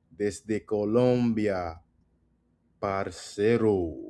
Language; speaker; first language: Spanish; non-native, learner; English